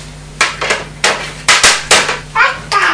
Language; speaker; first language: Japanese; native; Japanese